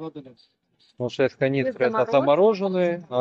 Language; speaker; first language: Russian; native; Russian